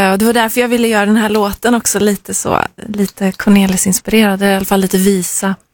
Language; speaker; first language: Swedish; early bilingual, other home language; Persian